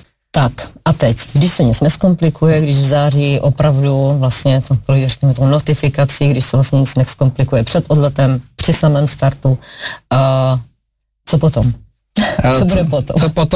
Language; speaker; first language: Czech; native; Czech